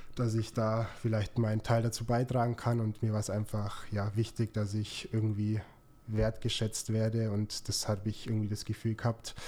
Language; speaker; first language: German; native; German